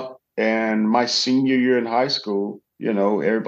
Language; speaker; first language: English; native; English